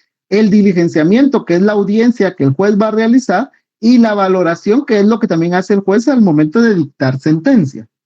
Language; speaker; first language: Spanish; native; Spanish